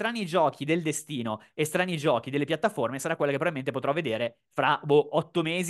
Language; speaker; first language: Italian; native; Italian